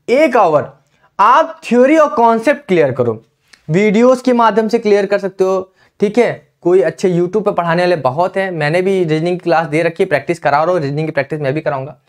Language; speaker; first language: Hindi; native; Hindi